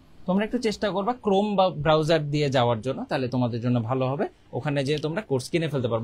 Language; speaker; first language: Bangla; native; Bangla